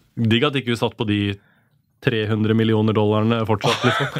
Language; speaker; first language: Norwegian; native; Norwegian